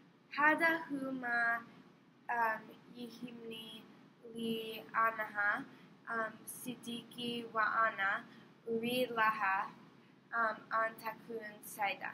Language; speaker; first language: Arabic; non-native, learner; English